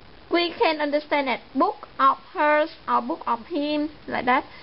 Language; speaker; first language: English; non-native, fluent; Vietnamese